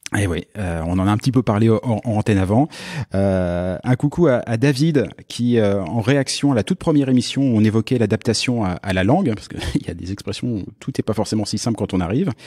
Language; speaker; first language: French; native; French